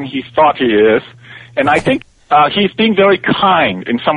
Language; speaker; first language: English; non-native, local second language; Cantonese